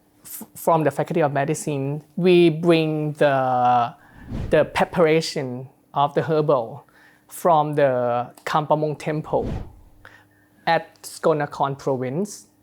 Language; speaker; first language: English; non-native, learner; Thai